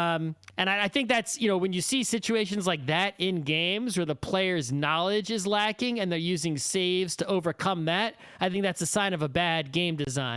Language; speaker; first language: English; native; English